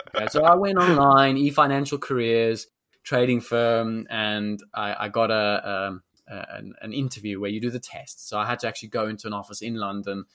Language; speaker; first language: English; native; English